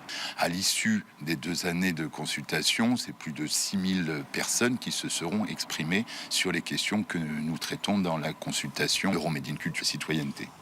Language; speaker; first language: French; native; French